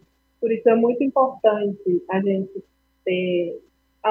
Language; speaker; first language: Portuguese; non-native, fluent; Spanish